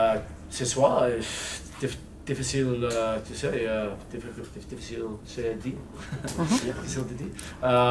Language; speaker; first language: French; non-native, learner; English